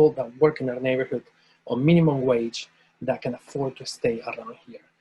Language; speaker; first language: English; non-native, fluent; Spanish